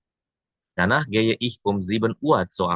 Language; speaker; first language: German; non-native, fluent; Indonesian